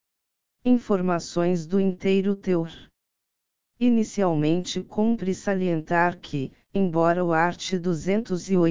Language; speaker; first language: Portuguese; native; Portuguese